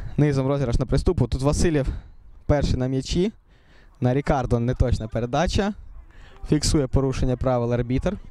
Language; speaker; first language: Ukrainian; non-native, local second language; Russian